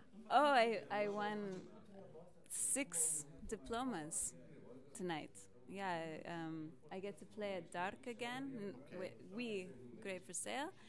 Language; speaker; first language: English; native; English